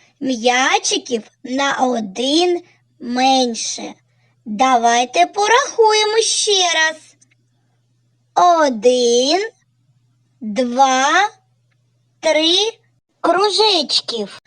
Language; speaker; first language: Ukrainian; native; Ukrainian